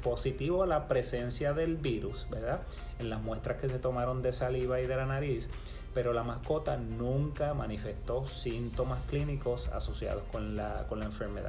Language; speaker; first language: Spanish; native; Spanish